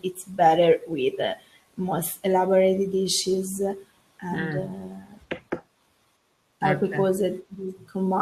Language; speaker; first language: English; non-native, learner; Italian